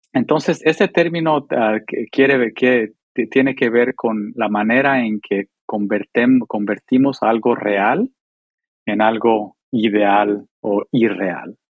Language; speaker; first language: Spanish; early bilingual, heritage; Spanish